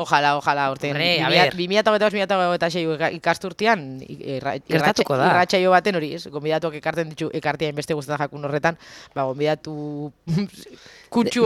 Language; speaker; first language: Basque; native; Basque